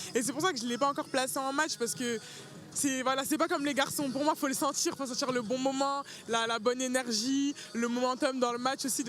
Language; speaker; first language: French; early bilingual, other home language; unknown